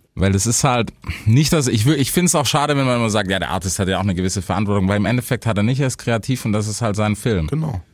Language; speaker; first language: German; native; German